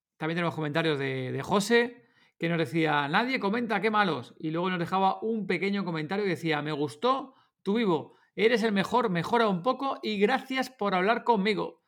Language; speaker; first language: Spanish; native; Spanish